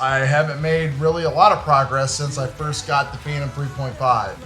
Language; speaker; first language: English; native; English